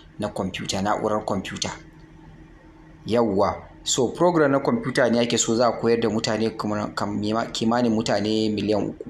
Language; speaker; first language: Hausa; non-native, local second language; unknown